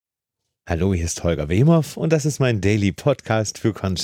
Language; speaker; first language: German; native; German